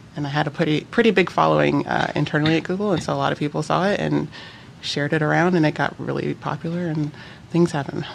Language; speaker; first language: English; native; English